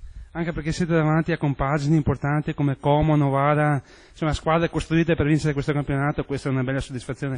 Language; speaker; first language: Italian; native; Italian